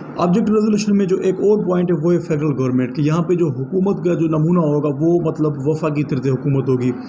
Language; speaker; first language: Urdu; non-native, local second language; Sindhi